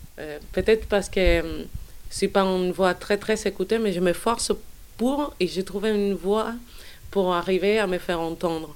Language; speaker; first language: French; non-native, fluent; Spanish